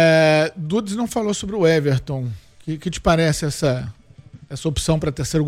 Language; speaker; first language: Portuguese; native; Portuguese